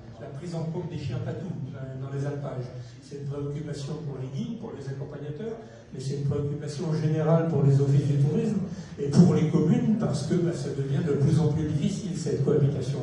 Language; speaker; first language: French; native; French